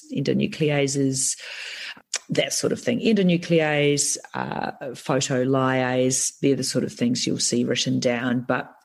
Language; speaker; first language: English; native; English